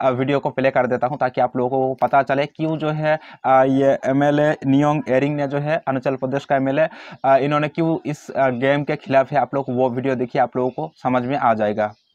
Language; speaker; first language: Hindi; native; Hindi